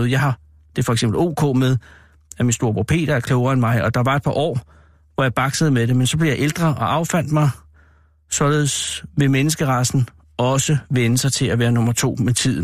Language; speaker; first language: Danish; native; Danish